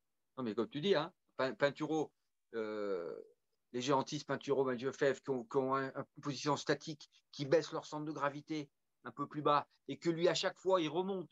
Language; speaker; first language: French; native; French